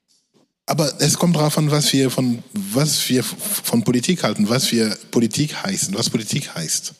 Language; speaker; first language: German; non-native, fluent; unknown